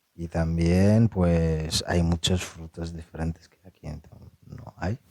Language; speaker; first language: Spanish; non-native, fluent; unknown